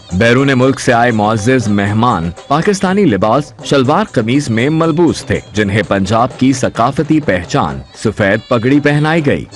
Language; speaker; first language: Urdu; non-native, local second language; Punjabi